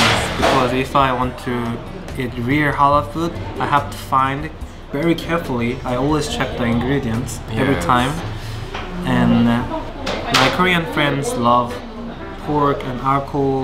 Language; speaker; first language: English; non-native, learner; Korean